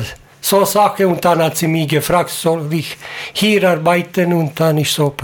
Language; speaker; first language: German; non-native, learner; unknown